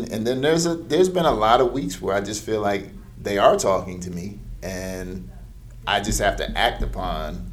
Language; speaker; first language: English; native; English